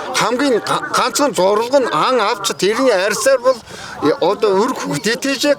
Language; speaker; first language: Mongolian; non-native, local second language; Kazakh